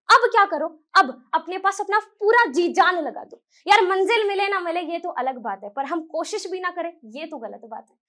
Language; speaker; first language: Hindi; native; Hindi